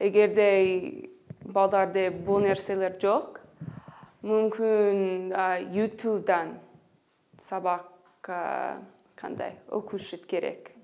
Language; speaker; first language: Kyrgyz; non-native, learner; English